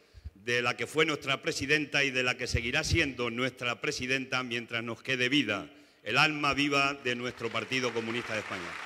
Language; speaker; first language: Spanish; native; Spanish